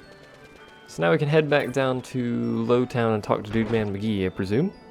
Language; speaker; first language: English; native; English